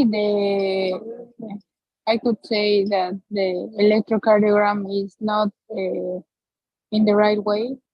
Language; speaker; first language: English; non-native, learner; Spanish